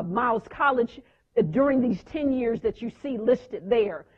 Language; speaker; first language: English; native; English